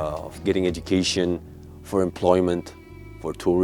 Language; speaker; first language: English; non-native, local second language; Mongolian